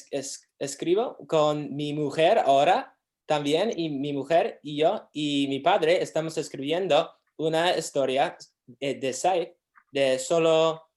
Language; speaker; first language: Spanish; non-native, learner; English